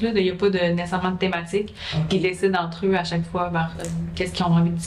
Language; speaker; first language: French; native; French